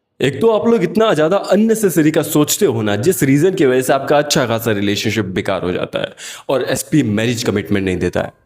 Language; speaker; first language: Hindi; native; Hindi